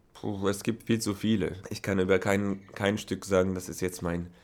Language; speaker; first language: German; non-native, fluent; Hebrew